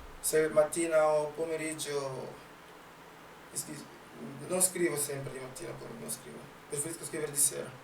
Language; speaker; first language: Italian; early bilingual, other home language; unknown